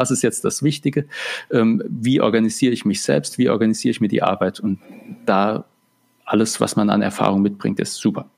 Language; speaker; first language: German; native; German